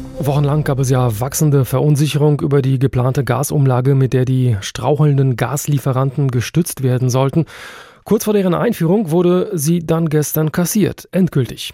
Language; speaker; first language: German; native; German